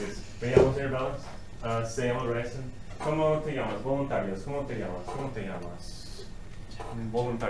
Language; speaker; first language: Spanish; non-native, fluent; English